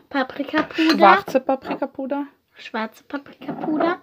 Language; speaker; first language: German; non-native, learner; Arabic